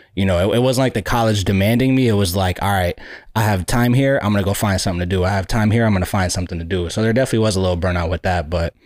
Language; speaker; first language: English; native; English